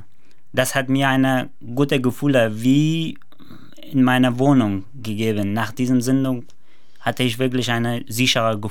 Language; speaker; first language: German; non-native, learner; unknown